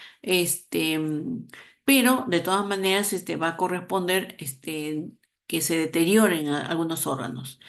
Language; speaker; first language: Spanish; native; Spanish